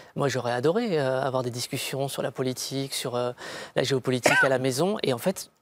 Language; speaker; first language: French; native; French